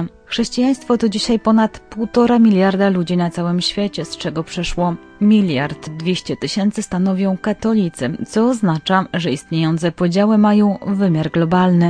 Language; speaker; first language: Polish; native; Polish